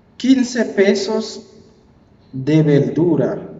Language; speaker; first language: Spanish; non-native, fluent; Haitian Creole